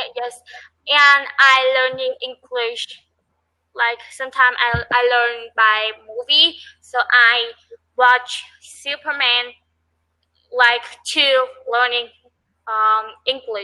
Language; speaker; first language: English; non-native, learner; Vietnamese